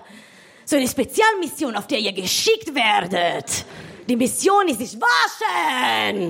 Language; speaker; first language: German; non-native, fluent; Italian